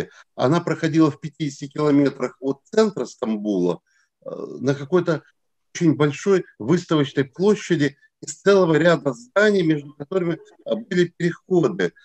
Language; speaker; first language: Russian; native; Russian